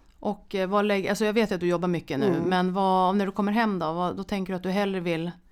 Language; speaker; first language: Swedish; native; Swedish